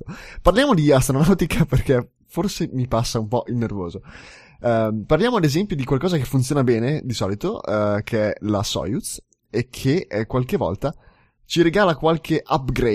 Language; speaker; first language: Italian; native; Italian